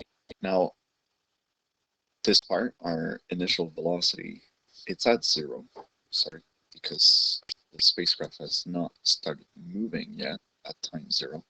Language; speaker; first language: English; native; English